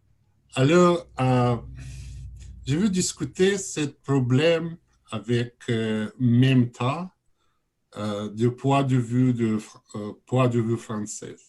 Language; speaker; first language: French; non-native, learner; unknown